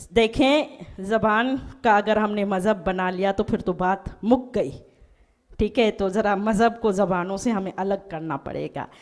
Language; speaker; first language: Urdu; non-native, local second language; Sindhi